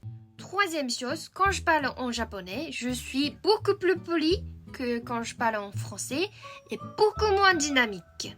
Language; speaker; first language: French; non-native, fluent; Japanese